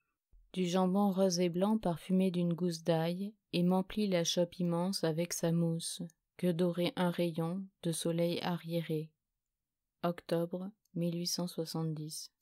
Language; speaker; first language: French; native; French